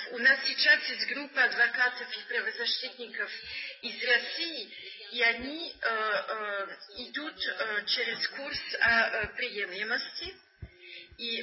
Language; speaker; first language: Russian; non-native, learner; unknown